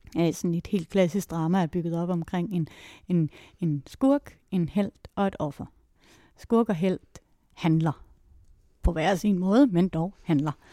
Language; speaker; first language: Danish; native; Danish